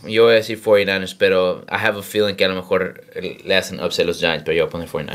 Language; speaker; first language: Spanish; early bilingual, heritage; Spanish